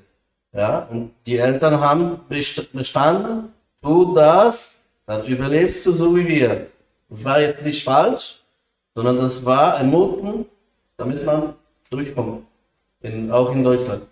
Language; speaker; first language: German; non-native, fluent; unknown